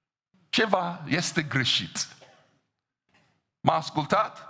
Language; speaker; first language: Romanian; non-native, fluent; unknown